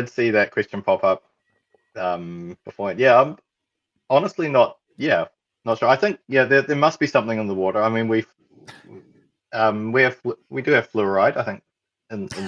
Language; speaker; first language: English; native; English